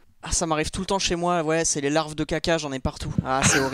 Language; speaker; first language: French; native; French